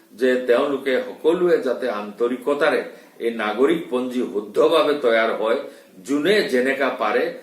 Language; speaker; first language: Assamese; non-native, local second language; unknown